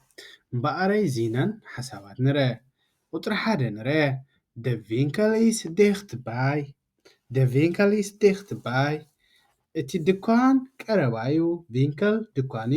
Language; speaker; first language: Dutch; non-native, learner; Tigrinya